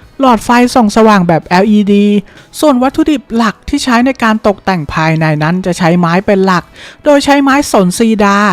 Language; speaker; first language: Thai; native; Thai